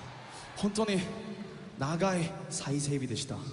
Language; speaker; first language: Japanese; non-native, fluent; Korean